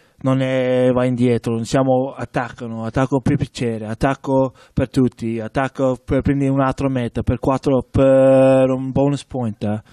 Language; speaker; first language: Italian; non-native, learner; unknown